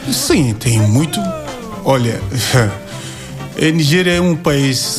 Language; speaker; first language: Portuguese; non-native, learner; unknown